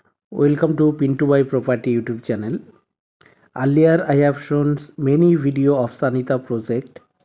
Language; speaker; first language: English; non-native, local second language; Bangla